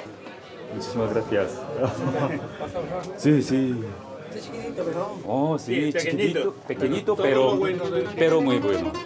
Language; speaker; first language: Spanish; non-native, learner; Korean